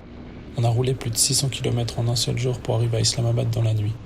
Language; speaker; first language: French; native; French